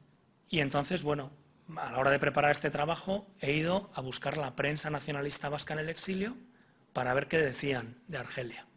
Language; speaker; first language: Spanish; native; Spanish